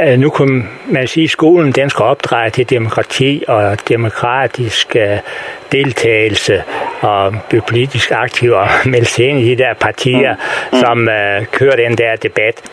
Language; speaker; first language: Danish; native; Danish